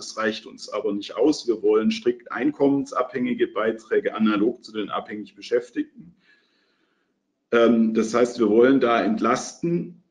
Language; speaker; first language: German; native; German